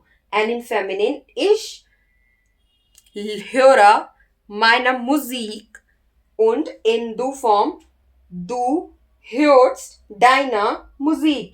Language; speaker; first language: German; non-native, learner; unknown